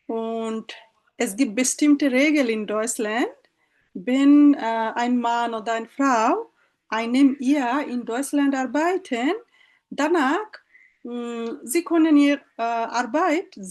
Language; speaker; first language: German; non-native, fluent; Bangla